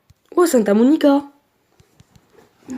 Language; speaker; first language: French; native; French